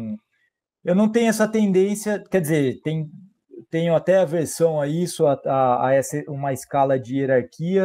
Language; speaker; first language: Portuguese; native; Portuguese